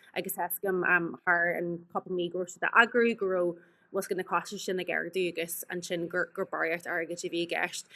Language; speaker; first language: Irish; native; Irish